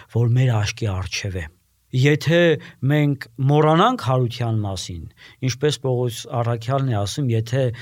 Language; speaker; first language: Armenian; native; Armenian